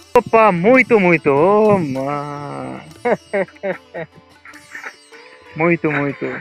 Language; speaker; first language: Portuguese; non-native, learner; Bangla